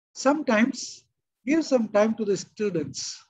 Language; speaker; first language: English; non-native, local second language; Kannada